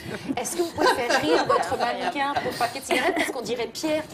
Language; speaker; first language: French; native; French